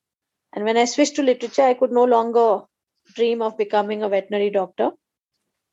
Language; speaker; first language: English; non-native, local second language; Hindi